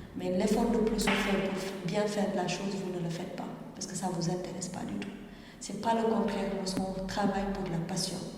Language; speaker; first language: French; non-native, local second language; Wolof